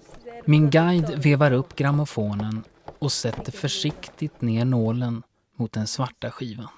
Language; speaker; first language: Swedish; native; Swedish